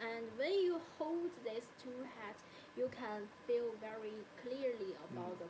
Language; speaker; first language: English; non-native, learner; Chinese